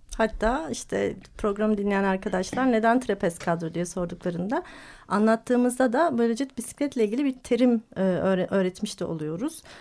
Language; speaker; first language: Turkish; native; Turkish